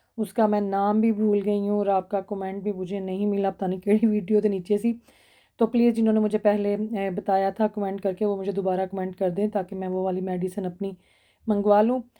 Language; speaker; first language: Urdu; non-native, local second language; Punjabi